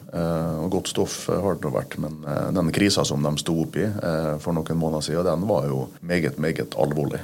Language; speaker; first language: Norwegian; native; Norwegian